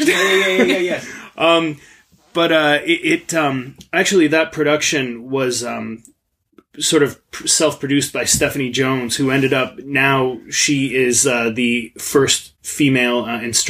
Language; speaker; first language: English; native; English